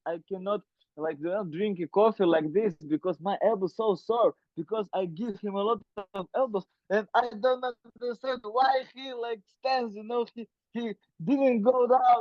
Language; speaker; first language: English; non-native, learner; Russian